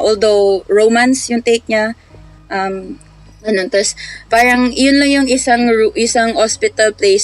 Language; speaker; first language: Filipino; non-native, local second language; Cebuano